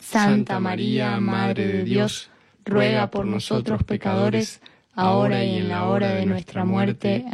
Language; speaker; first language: Spanish; native; Spanish